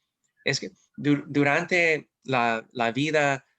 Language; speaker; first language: Spanish; non-native, fluent; English